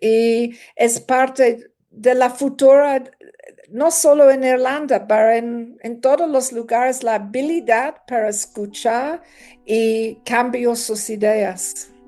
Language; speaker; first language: Spanish; non-native, learner; English